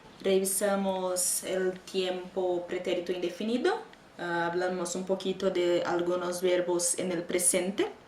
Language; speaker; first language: Spanish; non-native, fluent; Portuguese